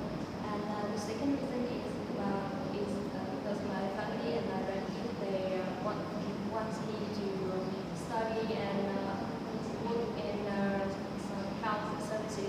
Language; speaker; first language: English; non-native, fluent; Vietnamese